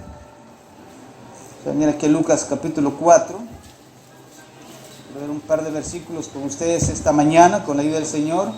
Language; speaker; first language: Spanish; native; Spanish